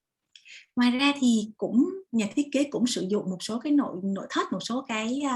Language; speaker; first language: Vietnamese; native; Vietnamese